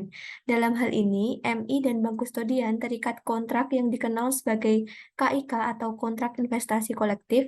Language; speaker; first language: Indonesian; native; Indonesian